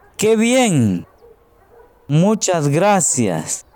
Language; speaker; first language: Spanish; native; Spanish